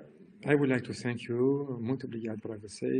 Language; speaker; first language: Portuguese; non-native, learner; French